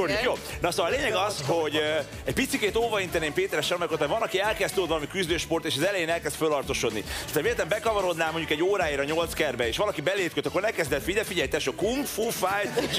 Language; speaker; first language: Hungarian; native; Hungarian